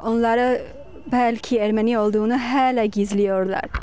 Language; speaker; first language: Turkish; non-native, learner; Armenian